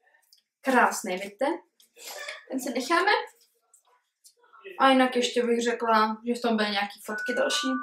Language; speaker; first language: Czech; early bilingual, heritage; Czech